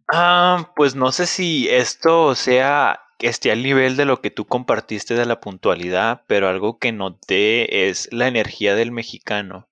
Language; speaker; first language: Spanish; native; Spanish